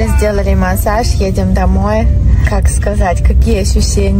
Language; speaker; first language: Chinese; non-native, fluent; Russian